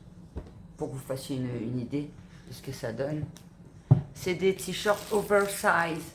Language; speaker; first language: French; native; French